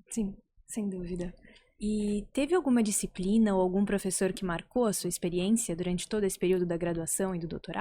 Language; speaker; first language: Portuguese; native; Portuguese